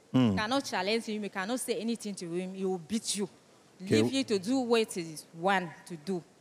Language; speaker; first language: English; non-native, local second language; French